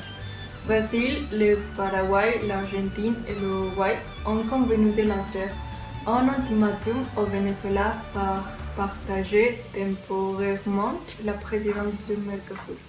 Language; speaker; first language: French; non-native, learner; Spanish